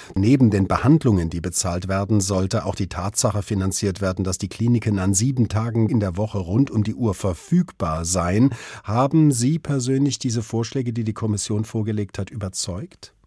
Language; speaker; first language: German; native; German